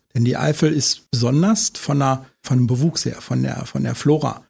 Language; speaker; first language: German; native; German